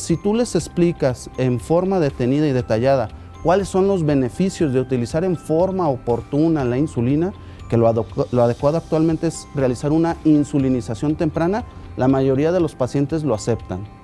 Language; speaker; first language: Spanish; native; Spanish